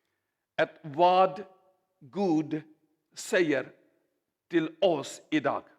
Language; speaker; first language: Swedish; non-native, learner; Urdu